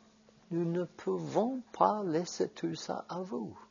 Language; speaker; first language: French; non-native, fluent; Norwegian